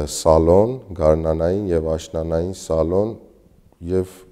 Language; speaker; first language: Armenian; native; Armenian